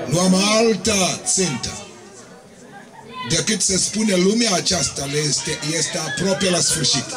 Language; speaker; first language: Romanian; non-native, learner; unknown